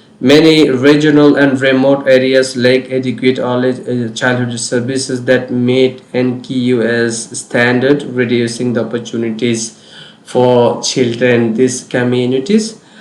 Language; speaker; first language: English; non-native, local second language; Bangla